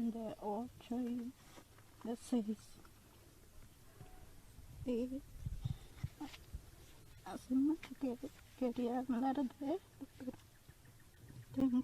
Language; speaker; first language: Spanish; non-native, local second language; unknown